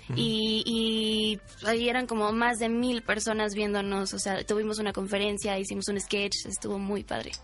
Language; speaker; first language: Spanish; native; Spanish